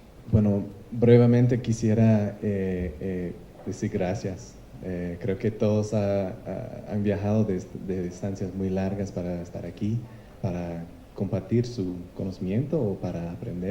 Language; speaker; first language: Spanish; non-native, learner; English